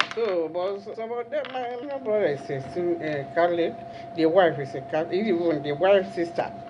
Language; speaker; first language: English; non-native, local second language; Igbo